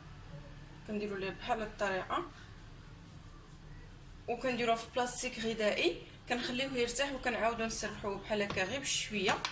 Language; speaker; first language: Arabic; native; Arabic